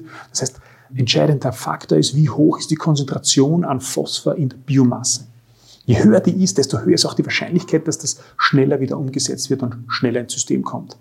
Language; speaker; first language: German; native; German